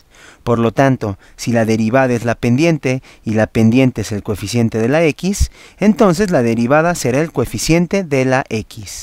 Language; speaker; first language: Spanish; native; Spanish